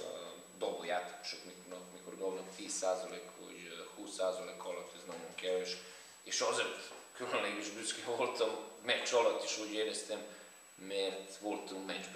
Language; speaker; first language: Hungarian; non-native, learner; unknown